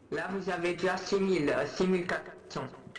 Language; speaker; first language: French; native; French